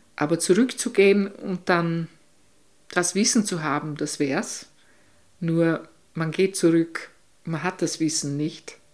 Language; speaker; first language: German; native; German